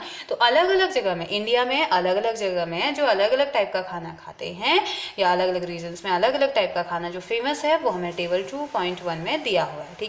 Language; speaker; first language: Hindi; native; Hindi